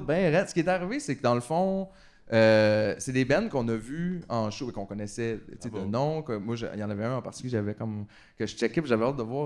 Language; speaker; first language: French; native; French